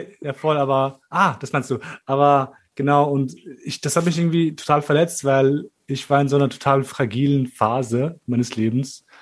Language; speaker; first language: German; early bilingual, other home language; Albanian